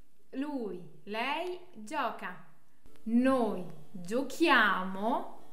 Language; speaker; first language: Italian; non-native, fluent; French